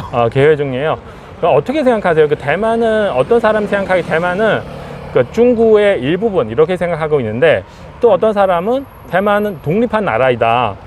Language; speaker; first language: Korean; non-native, fluent; Chinese